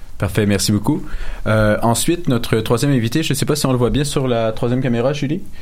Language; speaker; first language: French; native; French